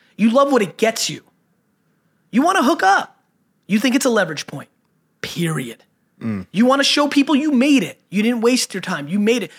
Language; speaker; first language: English; early bilingual, other home language; Russian